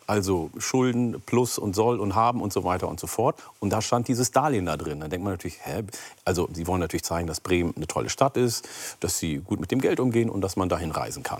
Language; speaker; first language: German; early bilingual, other home language; Oromo